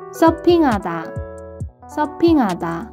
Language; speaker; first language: Korean; native; Korean